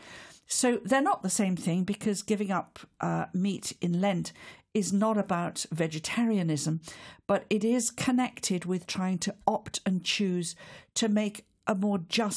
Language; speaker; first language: English; native; English